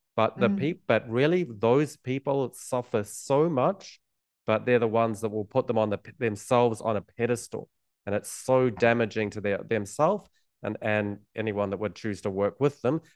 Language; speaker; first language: English; native; English